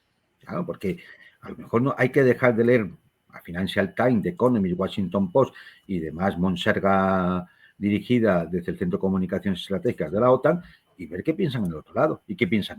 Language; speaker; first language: Spanish; native; Spanish